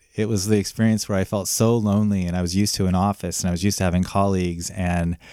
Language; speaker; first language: English; native; English